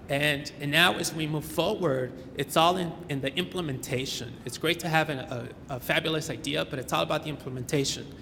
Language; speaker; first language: English; early bilingual, other home language; Spanish